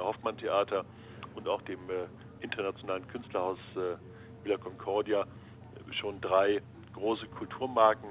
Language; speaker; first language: German; native; German